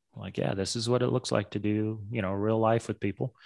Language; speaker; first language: English; native; English